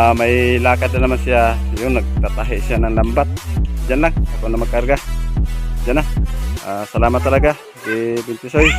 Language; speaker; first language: Filipino; non-native, local second language; Cebuano